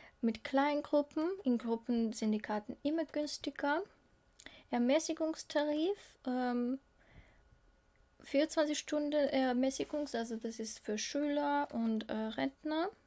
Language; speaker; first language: German; non-native, learner; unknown